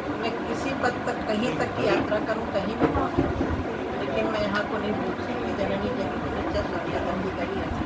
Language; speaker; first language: Hindi; native; Hindi